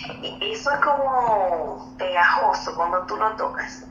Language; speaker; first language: Spanish; native; Spanish